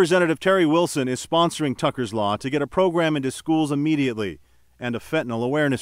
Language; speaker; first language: English; native; English